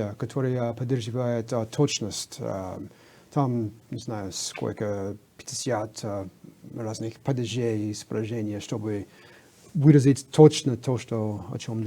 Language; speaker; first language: Russian; non-native, fluent; English